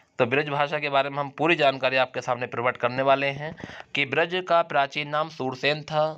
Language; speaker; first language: Hindi; native; Hindi